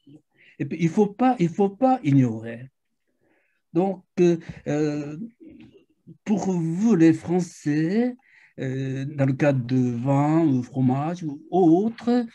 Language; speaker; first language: French; non-native, fluent; Japanese